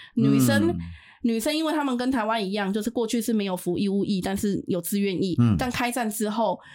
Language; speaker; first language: Chinese; non-native, local second language; Min Nan Chinese